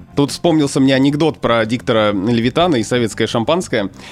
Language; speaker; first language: Russian; native; Russian